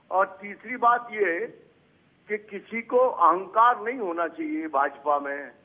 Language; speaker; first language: Hindi; native; Hindi